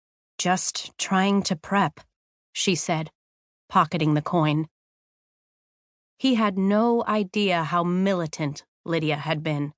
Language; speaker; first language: English; native; English